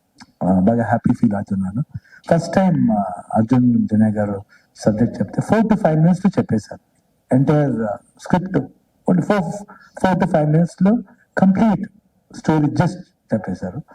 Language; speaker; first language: Telugu; non-native, learner; Kannada